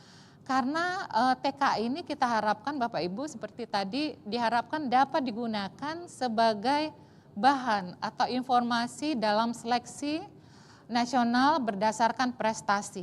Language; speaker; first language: Indonesian; native; Indonesian